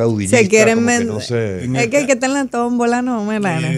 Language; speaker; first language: Spanish; native; Spanish